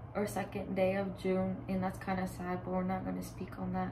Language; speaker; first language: English; early bilingual, other home language; Spanish